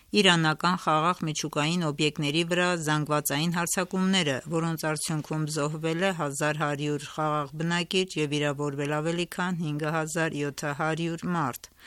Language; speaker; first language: Armenian; native; Armenian